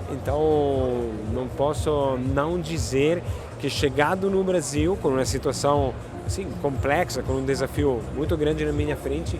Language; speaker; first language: Portuguese; non-native, fluent; Italian